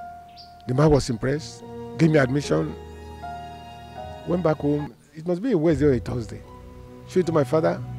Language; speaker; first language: English; non-native, local second language; Yoruba